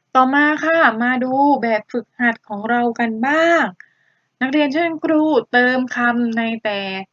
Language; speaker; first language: Thai; native; Thai